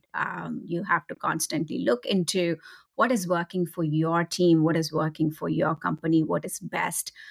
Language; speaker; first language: English; non-native, local second language; Tamil